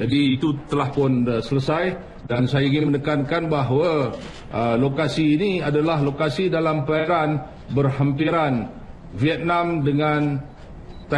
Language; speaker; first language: Malay; native; Malay